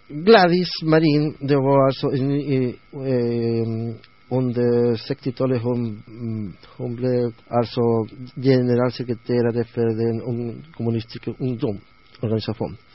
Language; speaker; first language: Swedish; non-native, learner; Spanish